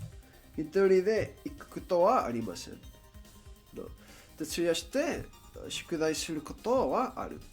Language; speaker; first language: Japanese; non-native, learner; English